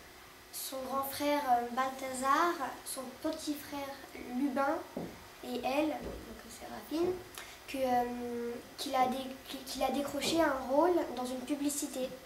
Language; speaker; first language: French; native; French